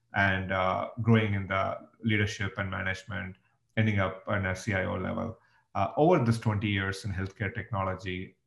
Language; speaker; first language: English; non-native, local second language; Tamil